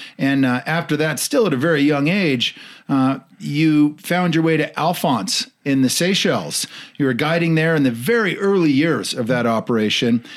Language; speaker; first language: English; native; English